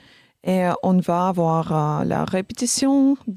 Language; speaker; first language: French; non-native, learner; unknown